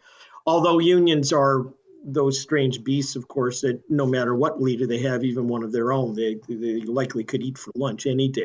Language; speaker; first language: English; native; English